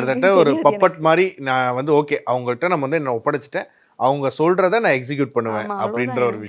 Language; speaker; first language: Tamil; native; Tamil